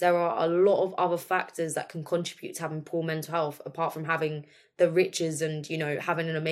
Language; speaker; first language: English; native; English